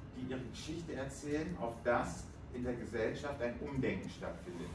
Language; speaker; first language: German; native; German